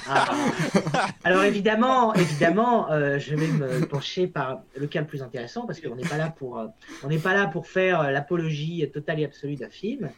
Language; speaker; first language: French; native; French